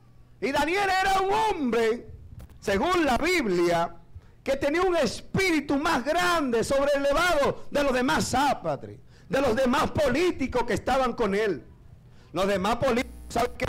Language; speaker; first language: Spanish; native; Spanish